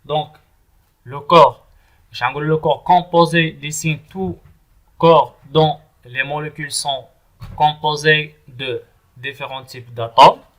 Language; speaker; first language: French; non-native, local second language; Arabic